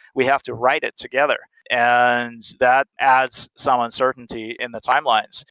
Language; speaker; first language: English; non-native, fluent; Russian